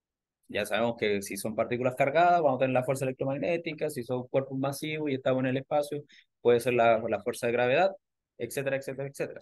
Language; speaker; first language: Spanish; native; Spanish